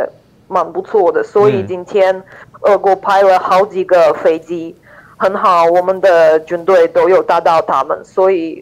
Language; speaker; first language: Chinese; non-native, fluent; Ukrainian